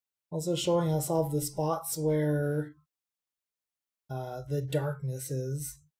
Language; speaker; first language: English; native; English